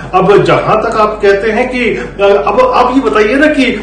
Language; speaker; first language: Hindi; native; Hindi